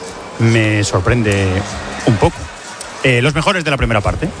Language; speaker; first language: Spanish; native; Spanish